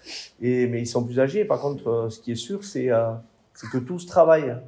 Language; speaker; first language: French; native; French